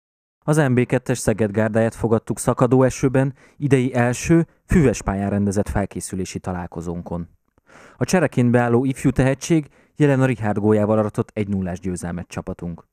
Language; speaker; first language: Hungarian; native; Hungarian